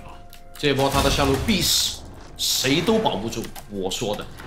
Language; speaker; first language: Chinese; native; Chinese